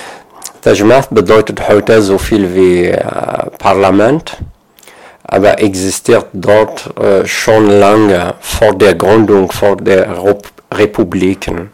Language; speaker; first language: German; non-native, learner; Kabyle